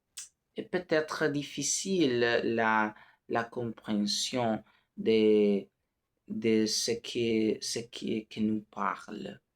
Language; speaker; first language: French; non-native, learner; Spanish